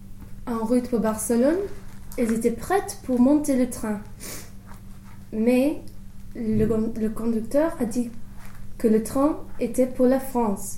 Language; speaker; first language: French; non-native, learner; English